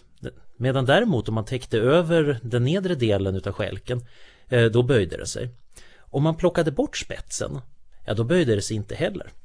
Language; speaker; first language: Swedish; native; Swedish